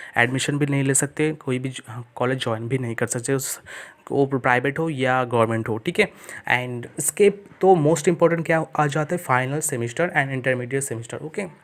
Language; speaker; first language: Hindi; non-native, local second language; Bangla